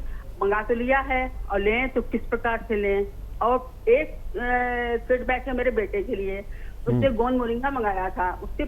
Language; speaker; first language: Hindi; native; Hindi